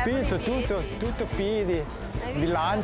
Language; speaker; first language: Italian; non-native, learner; Korean